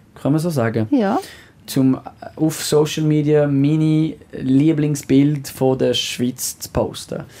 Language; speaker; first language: German; non-native, fluent; French